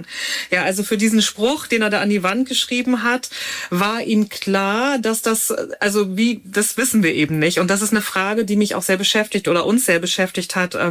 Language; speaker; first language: German; native; German